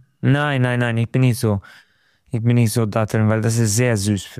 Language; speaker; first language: German; non-native, fluent; Romanian